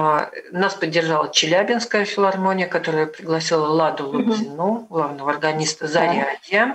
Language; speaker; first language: Russian; native; Russian